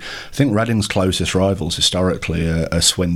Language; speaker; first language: English; native; English